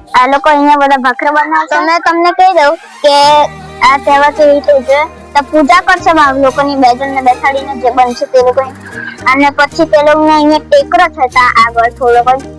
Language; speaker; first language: Gujarati; non-native, local second language; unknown